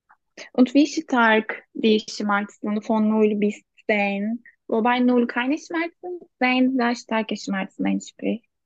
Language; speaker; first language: German; non-native, learner; Turkish